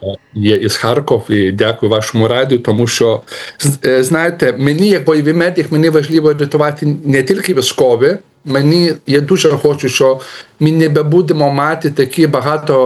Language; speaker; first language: Ukrainian; non-native, learner; Lithuanian